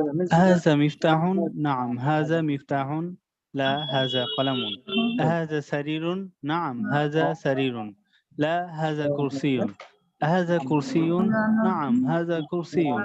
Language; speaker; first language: Arabic; non-native, learner; Bangla